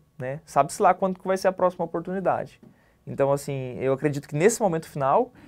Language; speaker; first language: Portuguese; native; Portuguese